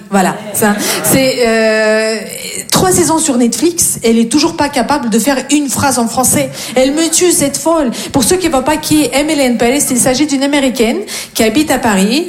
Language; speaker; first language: French; non-native, fluent; Russian